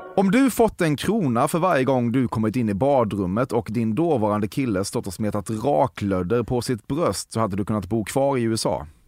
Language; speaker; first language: Swedish; native; Swedish